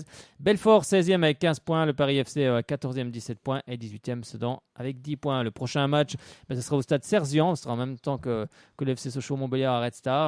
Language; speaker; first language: French; native; French